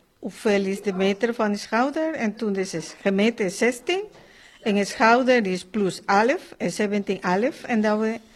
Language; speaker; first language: Dutch; non-native, learner; Spanish